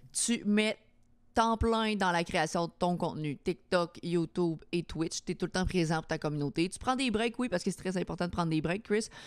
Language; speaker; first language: French; native; French